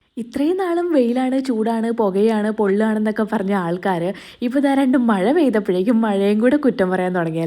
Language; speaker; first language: Malayalam; native; Malayalam